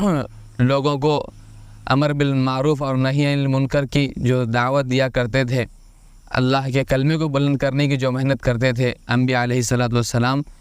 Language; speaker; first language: Urdu; native; Urdu